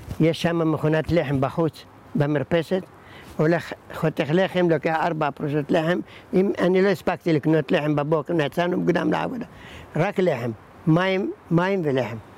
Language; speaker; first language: Hebrew; early bilingual, other home language; Arabic